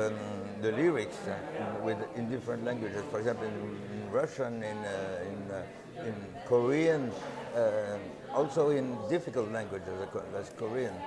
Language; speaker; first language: English; non-native, fluent; Italian